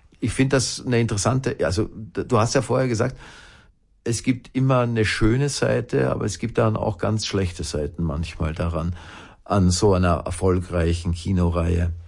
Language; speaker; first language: German; native; German